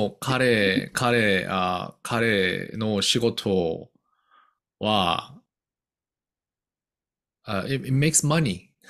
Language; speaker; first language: Japanese; non-native, learner; Korean